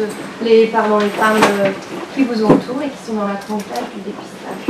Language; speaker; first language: French; native; French